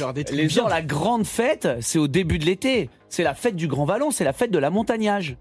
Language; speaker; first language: French; native; French